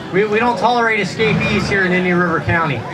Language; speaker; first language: English; native; English